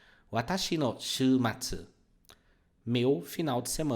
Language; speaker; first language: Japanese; non-native, fluent; Portuguese